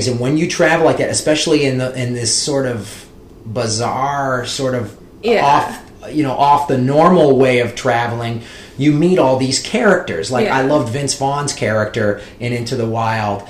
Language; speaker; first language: English; native; English